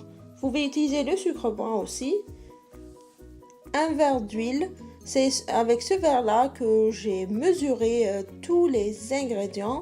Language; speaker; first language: French; non-native, local second language; Arabic